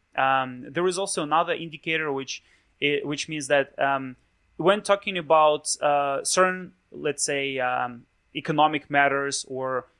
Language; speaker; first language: English; non-native, fluent; Russian